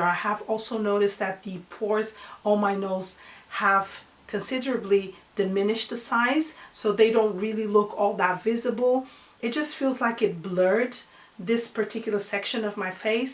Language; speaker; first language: English; non-native, fluent; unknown